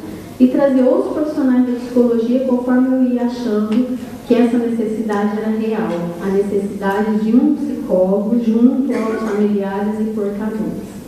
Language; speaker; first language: Portuguese; native; Portuguese